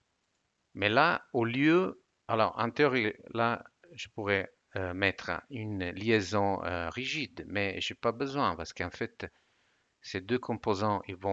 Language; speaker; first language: French; non-native, fluent; Italian